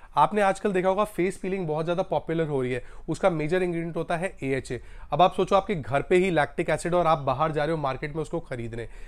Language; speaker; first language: Hindi; native; Hindi